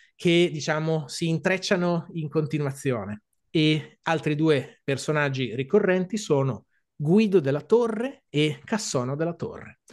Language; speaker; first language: Italian; native; Italian